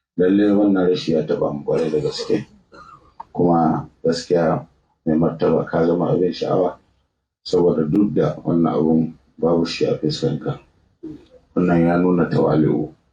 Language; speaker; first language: Hausa; native; Hausa